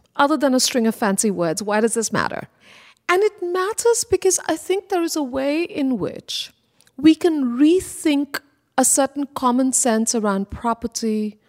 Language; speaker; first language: English; non-native, local second language; Bangla